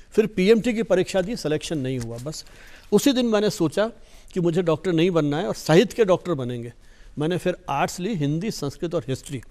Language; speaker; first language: Hindi; native; Hindi